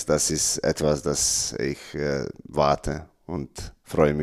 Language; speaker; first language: German; non-native, learner; Serbian